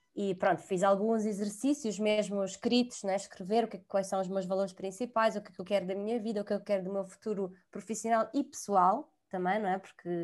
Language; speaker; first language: Portuguese; non-native, fluent; Italian